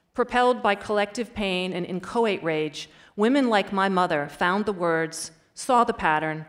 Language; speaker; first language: English; native; English